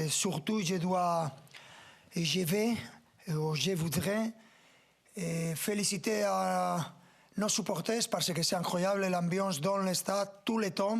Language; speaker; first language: French; non-native, fluent; Spanish